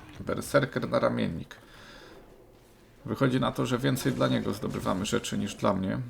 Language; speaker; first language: Polish; native; Polish